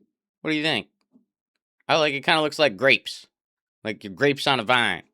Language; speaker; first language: English; native; English